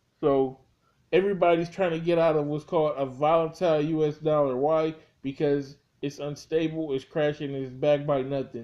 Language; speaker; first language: English; native; English